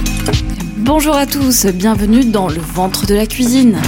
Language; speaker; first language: French; native; French